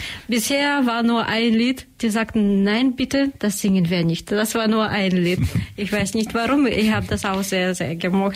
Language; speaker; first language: German; non-native, learner; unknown